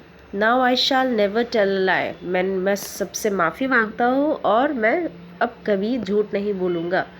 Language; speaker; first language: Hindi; native; Hindi